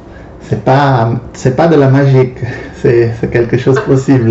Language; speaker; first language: French; non-native, fluent; Portuguese